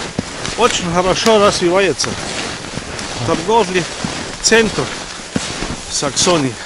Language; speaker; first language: Russian; non-native, learner; German